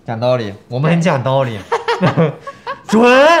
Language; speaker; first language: Chinese; native; Chinese